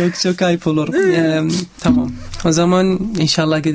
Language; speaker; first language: Turkish; non-native, fluent; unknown